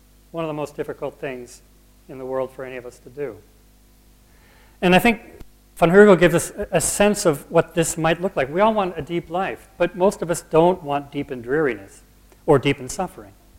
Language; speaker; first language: English; native; English